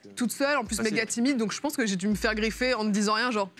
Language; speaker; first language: French; native; French